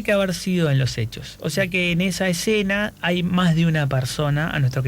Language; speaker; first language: Spanish; native; Spanish